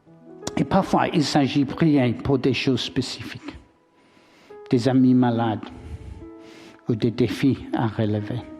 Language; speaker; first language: French; non-native, learner; English